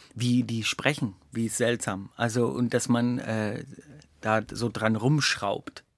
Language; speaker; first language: German; native; German